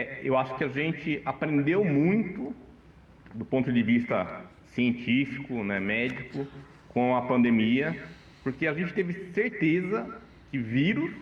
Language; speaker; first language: Portuguese; native; Portuguese